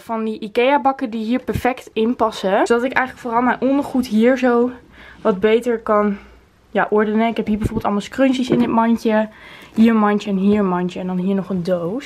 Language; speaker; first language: Dutch; native; Dutch